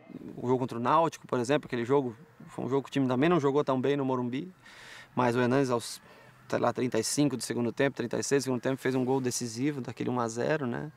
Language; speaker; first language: Portuguese; native; Portuguese